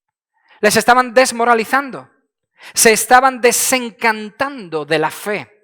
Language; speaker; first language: Spanish; native; Spanish